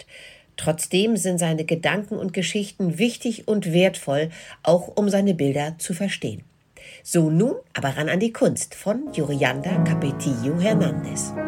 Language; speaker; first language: German; native; German